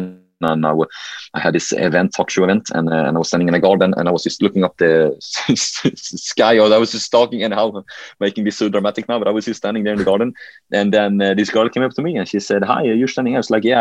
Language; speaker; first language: English; non-native, fluent; Swedish